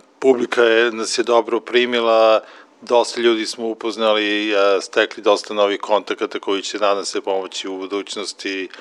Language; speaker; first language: Serbian; native; Serbian